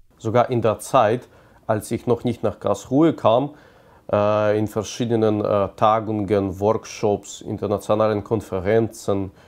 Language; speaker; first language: German; non-native, fluent; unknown